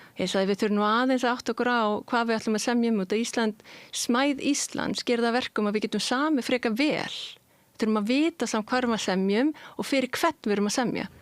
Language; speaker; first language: Icelandic; early bilingual, heritage; Icelandic